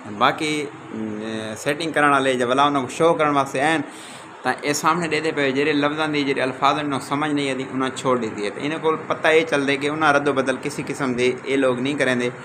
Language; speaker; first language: Urdu; non-native, local second language; Saraiki